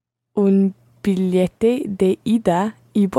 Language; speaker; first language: Spanish; non-native, learner; English